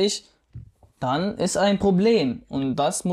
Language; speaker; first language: German; non-native, fluent; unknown